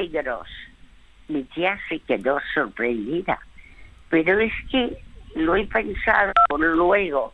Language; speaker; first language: Spanish; early bilingual, other home language; French